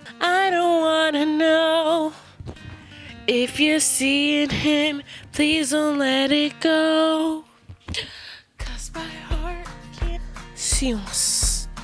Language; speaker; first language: English; native; English